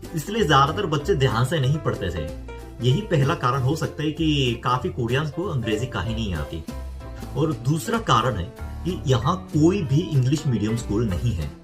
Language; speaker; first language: Hindi; non-native, fluent; Korean